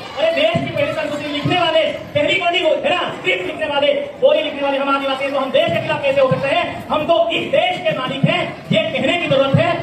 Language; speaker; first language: Hindi; non-native, local second language; Bhili